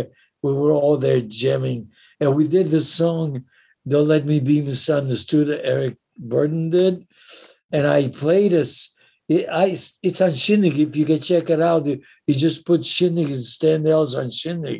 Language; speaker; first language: English; non-native, fluent; Italian